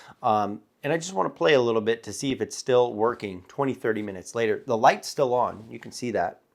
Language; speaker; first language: English; native; English